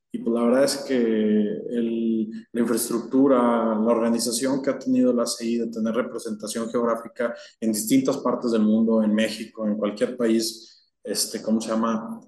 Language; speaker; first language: Spanish; native; Spanish